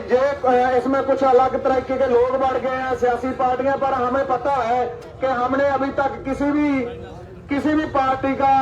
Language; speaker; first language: Hindi; native; Hindi